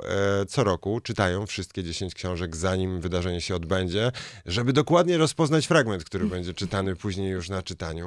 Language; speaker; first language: Polish; native; Polish